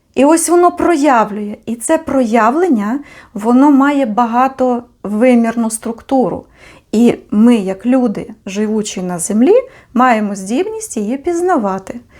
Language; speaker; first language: Ukrainian; native; Ukrainian